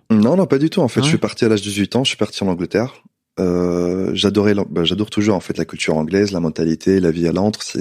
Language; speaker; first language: French; non-native, local second language; Arabic